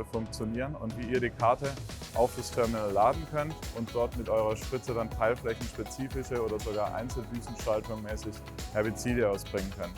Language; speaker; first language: German; native; German